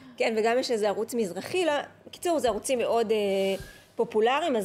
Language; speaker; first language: Hebrew; native; Hebrew